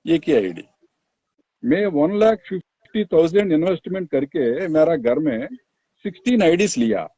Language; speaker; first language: Hindi; non-native, local second language; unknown